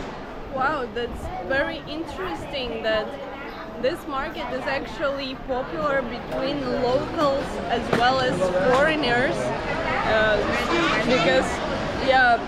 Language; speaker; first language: English; non-native, fluent; Ukrainian